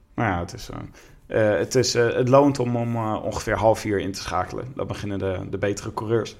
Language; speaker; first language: Dutch; native; Dutch